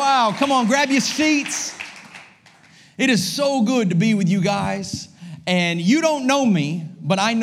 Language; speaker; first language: English; native; English